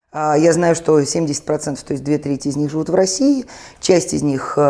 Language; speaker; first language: Russian; native; Russian